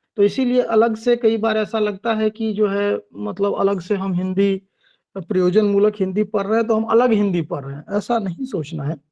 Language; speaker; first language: Hindi; native; Hindi